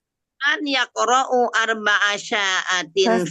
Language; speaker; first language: Arabic; non-native, learner; Indonesian